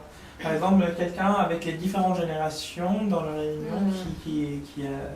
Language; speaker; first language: French; non-native, learner; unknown